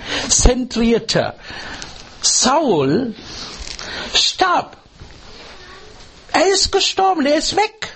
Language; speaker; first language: German; non-native, learner; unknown